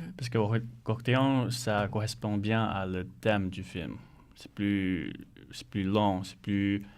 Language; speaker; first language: French; non-native, learner; Chinese